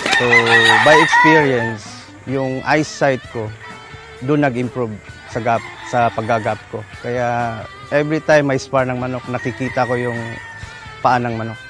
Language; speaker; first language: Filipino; non-native, local second language; Cebuano